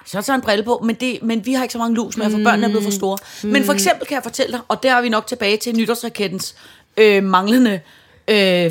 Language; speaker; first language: Danish; native; Danish